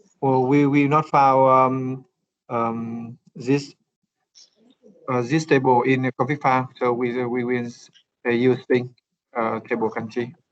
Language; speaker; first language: English; non-native, learner; Vietnamese